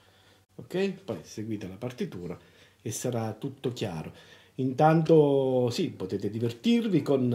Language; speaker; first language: Italian; native; Italian